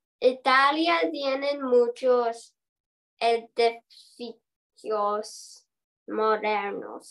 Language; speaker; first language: Spanish; non-native, learner; English